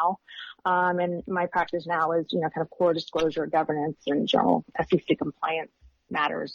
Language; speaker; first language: English; native; English